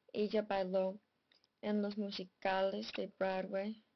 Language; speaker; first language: Spanish; non-native, fluent; English